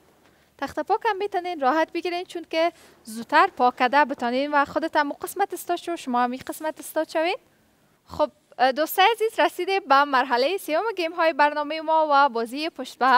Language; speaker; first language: Persian; native; Persian